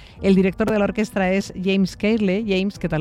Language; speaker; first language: Spanish; native; Spanish